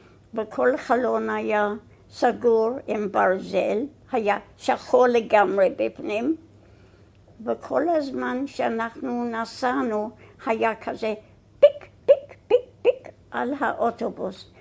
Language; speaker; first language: Hebrew; non-native, fluent; English